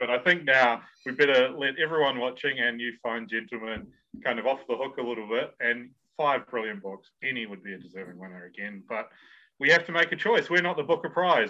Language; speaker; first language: English; native; English